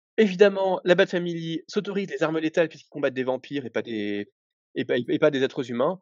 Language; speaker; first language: French; native; French